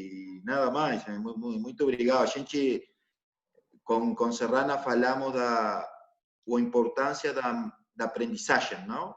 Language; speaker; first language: Portuguese; non-native, learner; Spanish